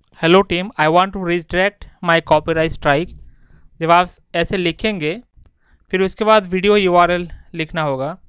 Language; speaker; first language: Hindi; non-native, local second language; Bangla